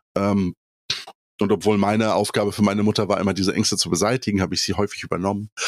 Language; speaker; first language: German; early bilingual, other home language; Polish